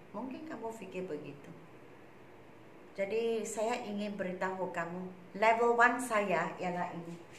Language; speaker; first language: Malay; non-native, local second language; Chinese